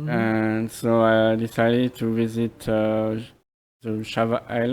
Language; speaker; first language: English; non-native, fluent; French